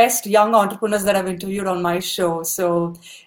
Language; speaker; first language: English; non-native, local second language; Tamil